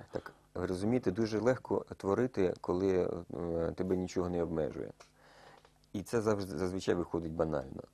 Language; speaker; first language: Ukrainian; native; Ukrainian